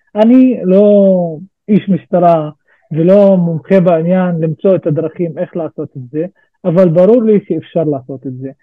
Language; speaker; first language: Hebrew; non-native, local second language; Arabic